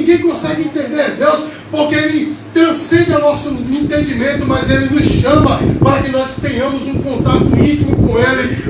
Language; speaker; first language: Portuguese; native; Portuguese